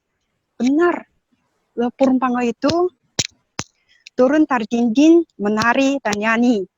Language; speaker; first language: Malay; non-native, learner; Chinese